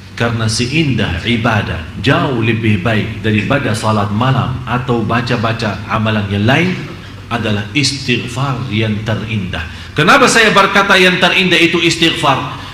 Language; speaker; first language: Indonesian; non-native, fluent; Arabic